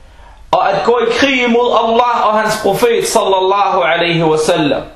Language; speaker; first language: Danish; non-native, fluent; Arabic